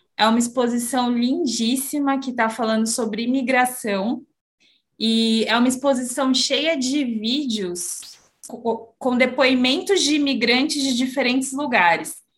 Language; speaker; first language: Portuguese; native; Portuguese